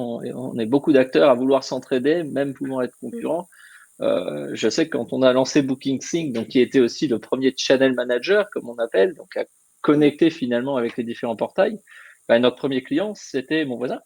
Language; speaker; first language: French; native; French